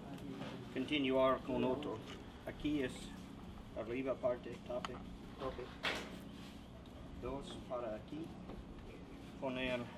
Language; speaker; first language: Spanish; non-native, learner; English